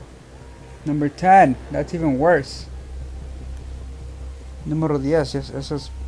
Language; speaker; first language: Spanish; early bilingual, heritage; Spanish